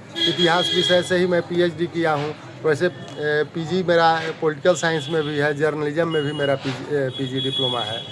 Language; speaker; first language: Hindi; native; Hindi